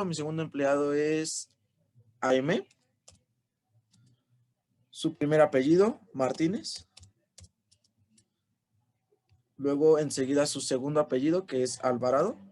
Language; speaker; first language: Spanish; native; Spanish